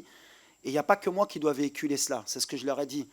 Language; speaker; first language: French; native; French